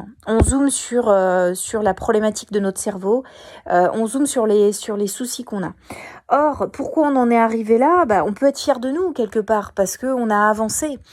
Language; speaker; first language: French; native; French